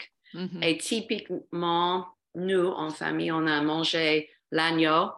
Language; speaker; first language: French; non-native, fluent; English